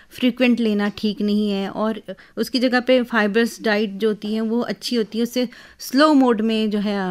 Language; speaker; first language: Hindi; native; Hindi